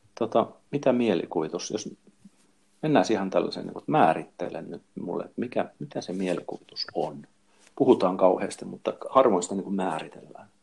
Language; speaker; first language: Finnish; native; Finnish